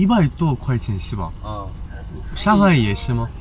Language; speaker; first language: Chinese; non-native, learner; Korean